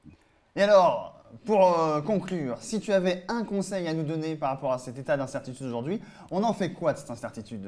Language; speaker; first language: French; native; French